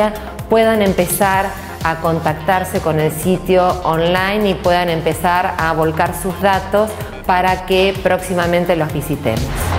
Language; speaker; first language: Spanish; native; Spanish